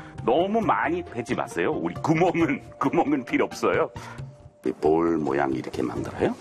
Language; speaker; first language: Korean; non-native, learner; English